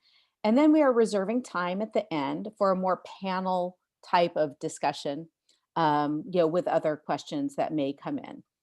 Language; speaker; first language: English; native; English